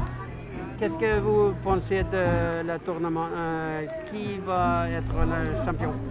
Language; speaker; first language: French; non-native, learner; English